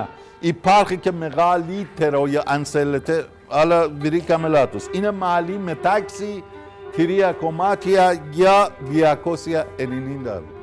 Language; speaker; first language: Greek; non-native, fluent; Persian